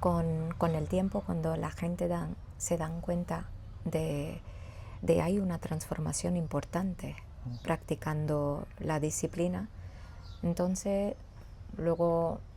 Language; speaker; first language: Spanish; non-native, fluent; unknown